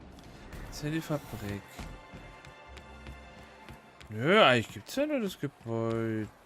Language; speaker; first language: German; native; German